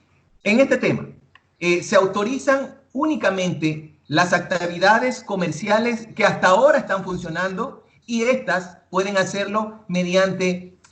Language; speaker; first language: Spanish; native; Spanish